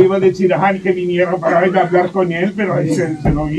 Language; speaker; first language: Spanish; native; Spanish